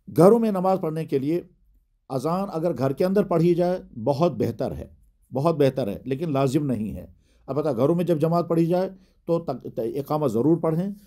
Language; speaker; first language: Urdu; non-native, local second language; Kashmiri